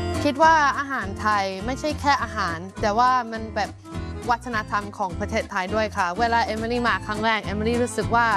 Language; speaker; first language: Thai; non-native, fluent; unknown